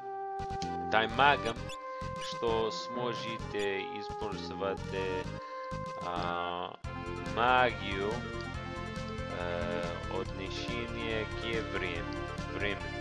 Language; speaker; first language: Russian; non-native, learner; English